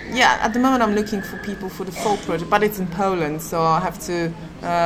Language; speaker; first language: English; non-native, fluent; Polish